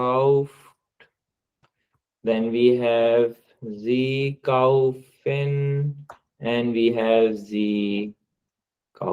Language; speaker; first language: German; non-native, fluent; Hindi